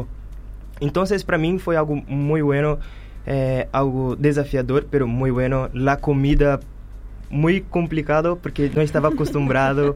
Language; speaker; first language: Spanish; non-native, learner; Portuguese